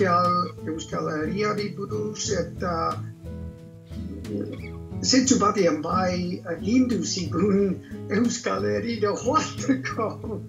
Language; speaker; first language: Basque; non-native, fluent; English